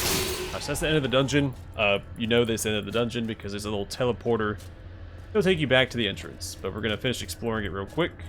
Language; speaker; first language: English; native; English